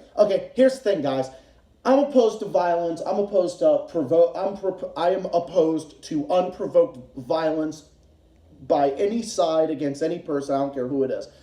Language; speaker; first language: English; native; English